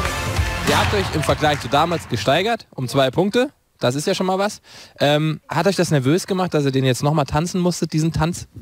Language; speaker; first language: German; native; German